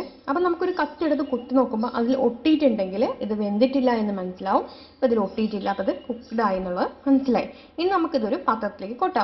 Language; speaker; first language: Malayalam; native; Malayalam